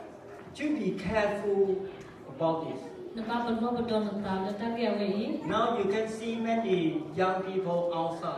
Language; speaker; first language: English; non-native, learner; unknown